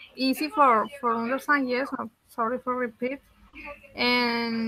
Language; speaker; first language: English; non-native, learner; Spanish